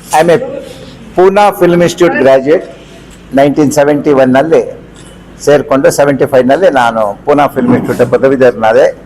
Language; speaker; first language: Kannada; non-native, local second language; Konkani